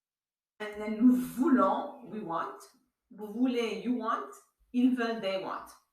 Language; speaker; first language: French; non-native, fluent; English